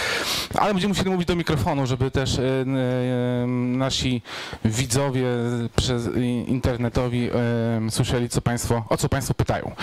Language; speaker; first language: Polish; native; Polish